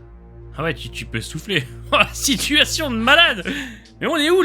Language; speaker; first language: French; native; French